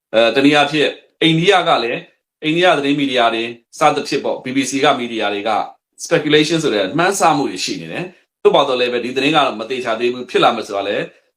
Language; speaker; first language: Burmese; native; Burmese